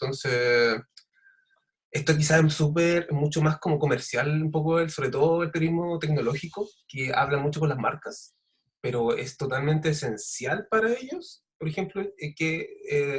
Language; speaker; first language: Spanish; native; Spanish